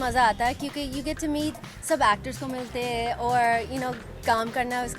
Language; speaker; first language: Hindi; non-native, learner; English